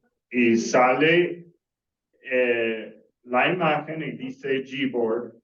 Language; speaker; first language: Spanish; non-native, fluent; English